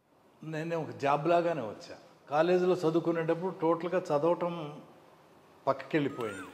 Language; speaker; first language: Telugu; native; Telugu